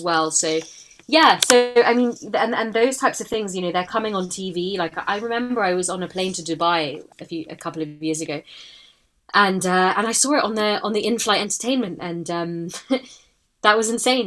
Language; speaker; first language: English; native; English